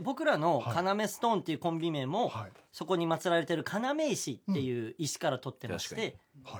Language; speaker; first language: Japanese; native; Japanese